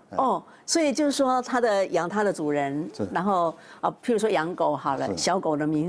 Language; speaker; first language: Chinese; native; Chinese